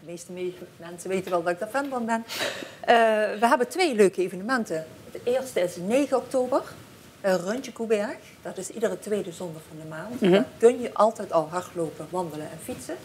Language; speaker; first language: Dutch; native; Dutch